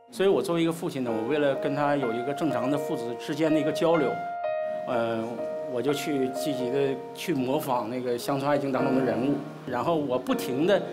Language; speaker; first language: Chinese; native; Chinese